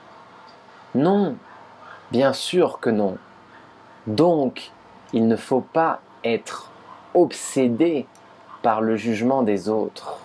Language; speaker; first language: French; native; French